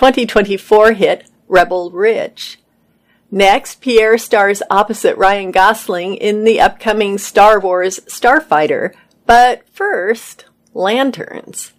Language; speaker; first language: English; native; English